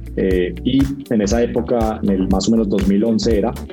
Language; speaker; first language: Spanish; native; Spanish